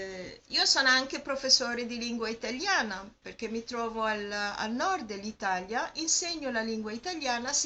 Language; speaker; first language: Italian; non-native, fluent; French